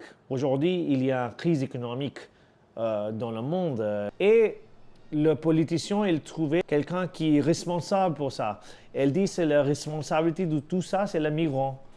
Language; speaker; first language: French; non-native, learner; Urdu